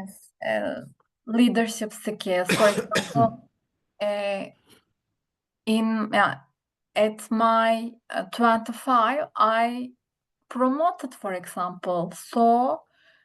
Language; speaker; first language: English; non-native, learner; Turkish